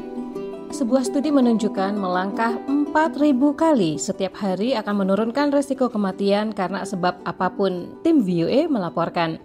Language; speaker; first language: Indonesian; native; Indonesian